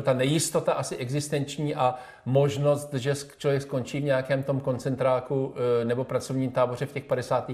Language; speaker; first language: Czech; native; Czech